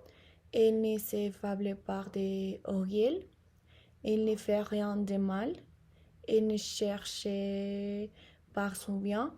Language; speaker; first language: French; non-native, learner; Spanish